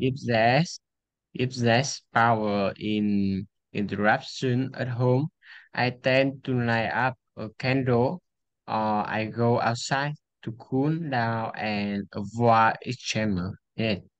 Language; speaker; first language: English; non-native, learner; Vietnamese